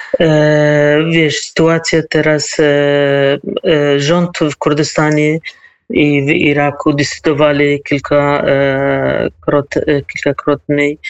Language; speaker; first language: Polish; non-native, learner; Kurdish